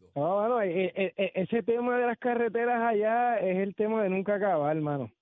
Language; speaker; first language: Spanish; native; Spanish